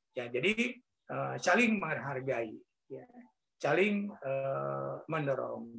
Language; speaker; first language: Indonesian; native; Indonesian